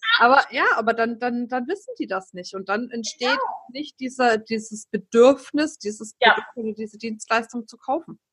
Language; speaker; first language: German; native; German